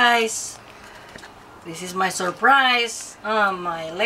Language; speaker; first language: English; non-native, learner; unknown